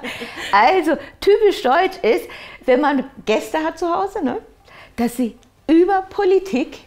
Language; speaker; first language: German; early bilingual, other home language; Japanese